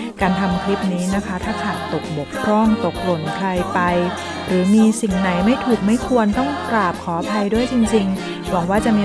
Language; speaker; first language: Thai; native; Thai